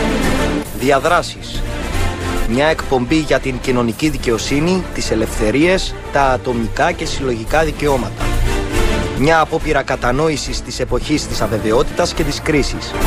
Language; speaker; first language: Greek; native; Greek